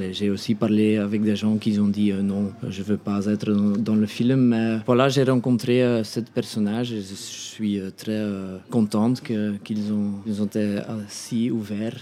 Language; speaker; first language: French; non-native, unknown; Dutch